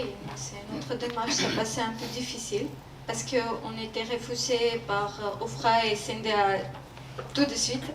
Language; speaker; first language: French; non-native, learner; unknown